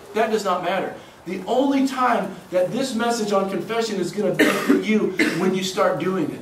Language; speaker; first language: English; native; English